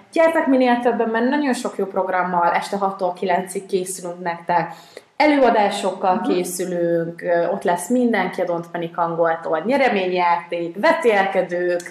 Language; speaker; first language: Hungarian; native; Hungarian